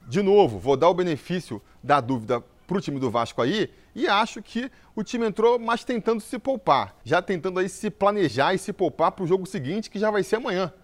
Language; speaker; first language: Portuguese; native; Portuguese